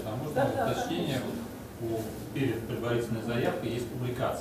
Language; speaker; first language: Russian; native; Russian